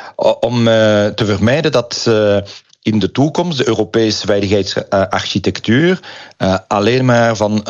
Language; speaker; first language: Dutch; non-native, local second language; French